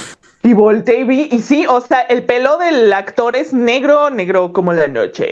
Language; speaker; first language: Spanish; native; Spanish